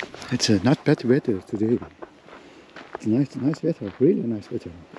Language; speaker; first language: English; non-native, learner; Turkish